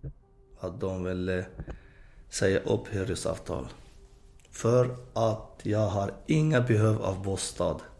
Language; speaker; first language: Swedish; non-native, fluent; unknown